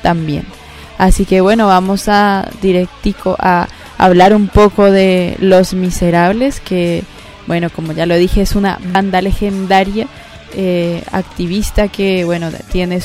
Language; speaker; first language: Spanish; native; Spanish